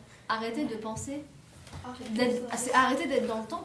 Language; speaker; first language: French; native; French